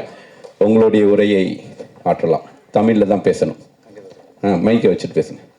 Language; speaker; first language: Tamil; native; Tamil